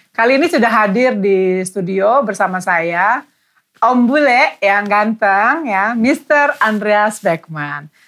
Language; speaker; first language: Indonesian; native; Indonesian